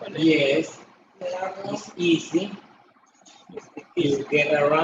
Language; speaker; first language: English; non-native, learner; Spanish